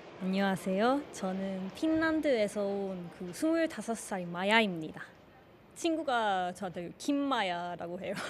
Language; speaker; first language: Korean; non-native, learner; Finnish